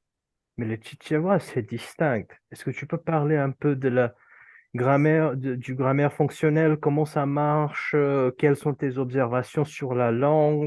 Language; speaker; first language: French; non-native, fluent; Urdu